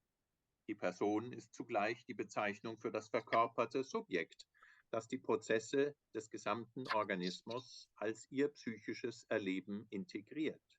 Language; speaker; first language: German; native; German